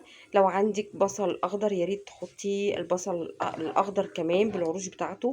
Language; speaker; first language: Arabic; native; Arabic